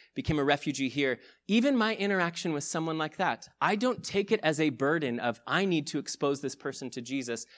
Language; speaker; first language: English; native; English